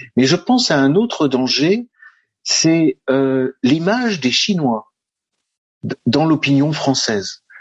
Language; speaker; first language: French; native; French